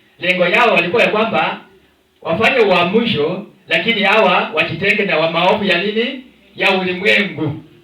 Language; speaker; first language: Swahili; non-native, local second language; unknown